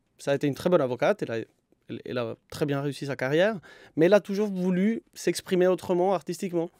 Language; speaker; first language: French; non-native, fluent; Spanish